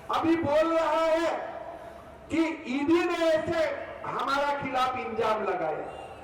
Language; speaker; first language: Hindi; non-native, local second language; Assamese